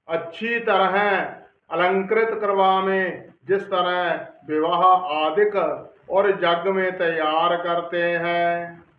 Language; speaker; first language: Hindi; non-native, local second language; Punjabi